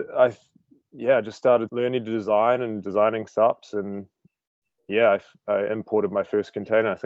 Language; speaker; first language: English; native; English